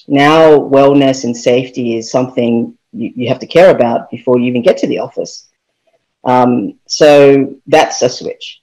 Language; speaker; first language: English; native; English